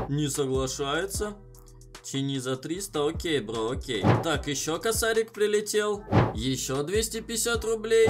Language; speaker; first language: Russian; native; Russian